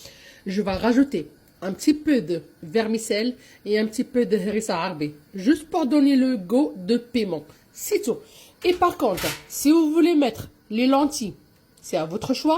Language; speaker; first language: French; non-native, local second language; Arabic